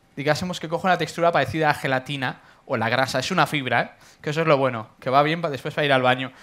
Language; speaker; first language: Spanish; native; Spanish